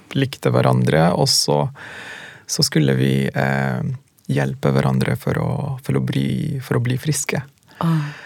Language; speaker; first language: Norwegian; non-native, fluent; Arabic